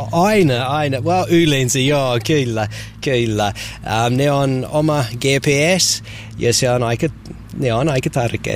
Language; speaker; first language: Finnish; non-native, learner; English